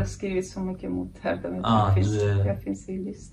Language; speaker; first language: Swedish; non-native, fluent; Kurdish